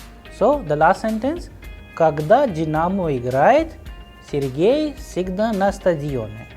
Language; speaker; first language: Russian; non-native, fluent; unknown